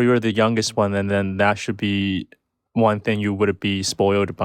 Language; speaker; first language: English; non-native, fluent; Chinese